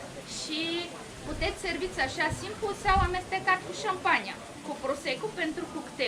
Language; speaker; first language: Romanian; non-native, learner; Bulgarian